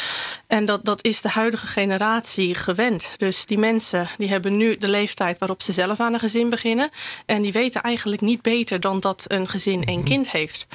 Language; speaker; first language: Dutch; native; Dutch